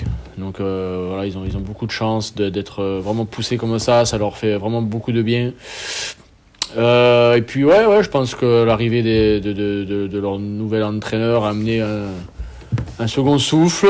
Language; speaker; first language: French; native; French